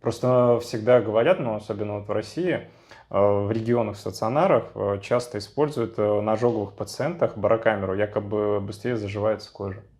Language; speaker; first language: Russian; native; Russian